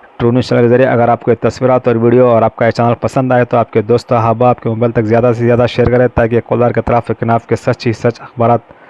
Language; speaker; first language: Urdu; native; Urdu